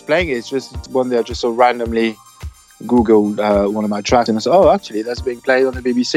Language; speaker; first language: English; non-native, fluent; French